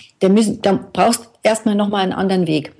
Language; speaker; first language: German; native; German